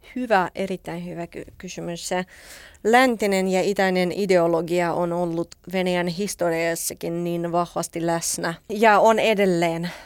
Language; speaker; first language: Finnish; non-native, fluent; Russian